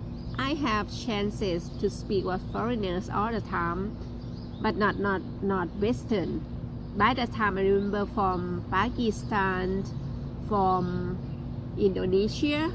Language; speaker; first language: English; non-native, learner; Thai